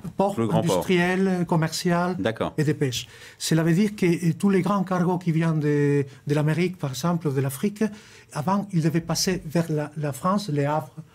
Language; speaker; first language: French; non-native, fluent; Spanish